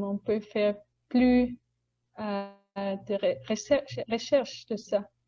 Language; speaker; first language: French; non-native, learner; Spanish